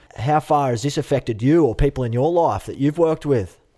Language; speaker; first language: English; native; English